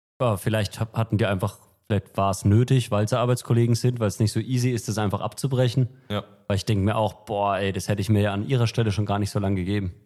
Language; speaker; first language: German; native; German